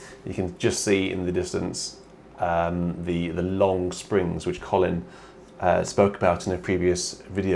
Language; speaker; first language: English; native; English